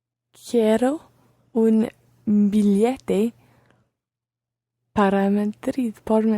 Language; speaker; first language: Spanish; non-native, learner; English